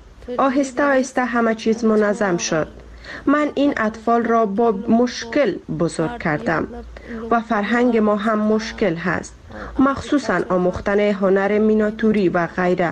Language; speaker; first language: Persian; native; Persian